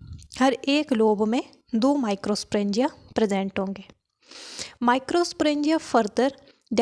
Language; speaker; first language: Hindi; native; Hindi